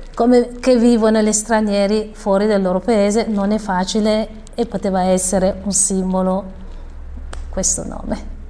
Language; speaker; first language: Italian; non-native, fluent; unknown